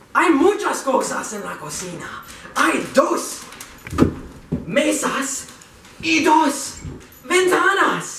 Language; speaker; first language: Spanish; non-native, learner; English